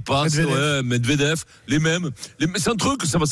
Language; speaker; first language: French; native; French